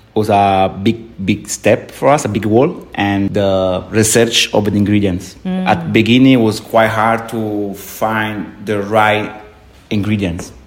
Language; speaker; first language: English; non-native, fluent; Italian